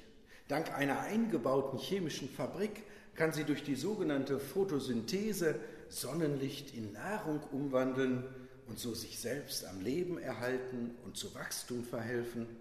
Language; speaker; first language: German; native; German